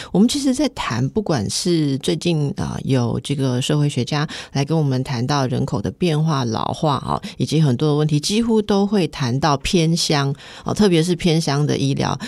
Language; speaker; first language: Chinese; native; Chinese